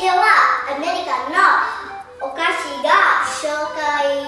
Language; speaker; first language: Japanese; early bilingual, heritage; Japanese